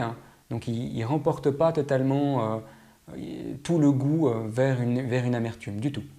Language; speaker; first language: French; native; French